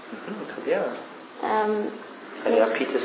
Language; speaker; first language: French; non-native, fluent; English